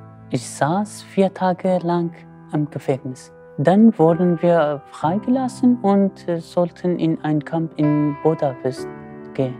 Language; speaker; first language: German; non-native, fluent; Kurdish